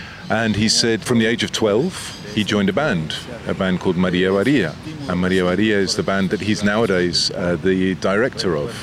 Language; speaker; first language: English; native; English